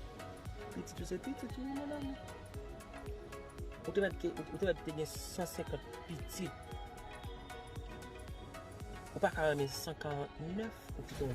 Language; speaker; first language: French; non-native, local second language; Haitian Creole